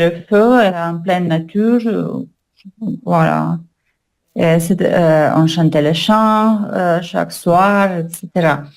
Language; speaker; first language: French; non-native, learner; Russian